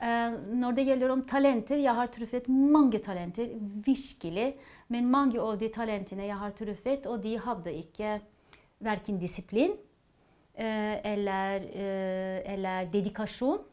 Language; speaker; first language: Norwegian; non-native, fluent; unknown